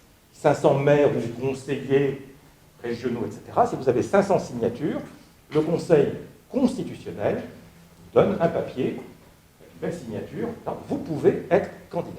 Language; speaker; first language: French; native; French